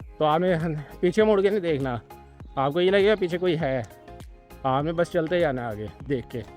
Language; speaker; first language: Urdu; non-native, local second language; Punjabi